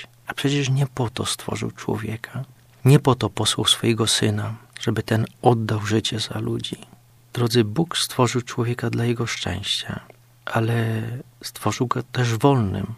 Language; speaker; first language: Polish; native; Polish